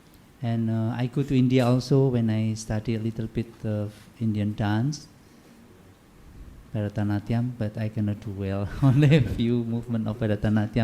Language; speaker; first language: English; non-native, learner; Indonesian